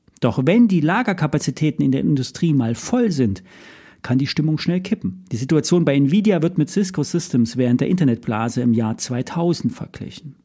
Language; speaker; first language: German; native; German